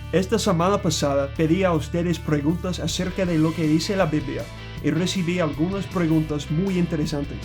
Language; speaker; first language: Spanish; non-native, learner; English